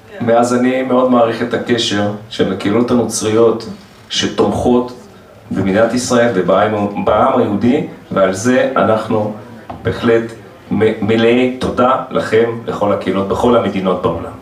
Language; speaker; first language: Hebrew; non-native, fluent; Russian